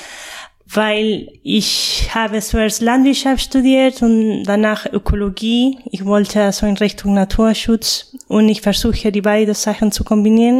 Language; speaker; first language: German; non-native, fluent; Spanish